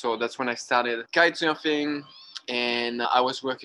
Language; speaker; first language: English; non-native, fluent; French